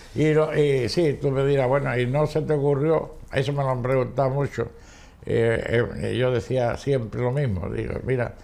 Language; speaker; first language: Spanish; native; Spanish